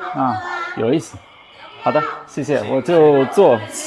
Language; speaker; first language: Chinese; non-native, learner; English